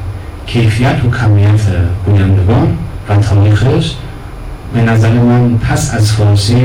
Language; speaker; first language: Persian; non-native, fluent; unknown